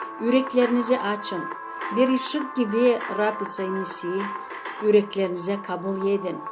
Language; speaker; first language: Turkish; non-native, fluent; Azerbaijani